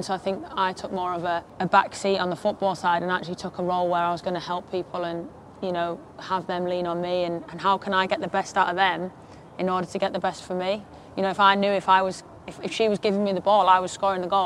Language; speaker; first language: English; native; English